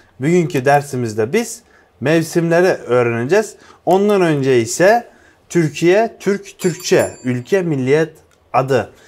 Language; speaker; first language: Turkish; non-native, fluent; Uzbek